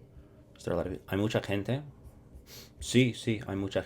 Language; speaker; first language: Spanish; non-native, fluent; English